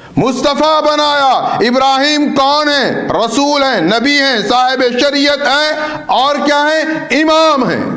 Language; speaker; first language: Urdu; native; Urdu